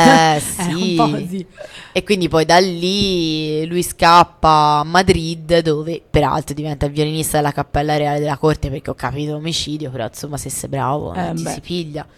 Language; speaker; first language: Italian; native; Italian